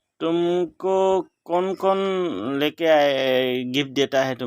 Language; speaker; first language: Hindi; non-native, local second language; Assamese